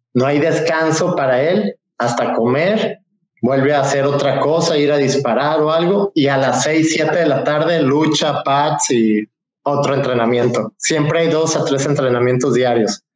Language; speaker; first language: Spanish; native; Spanish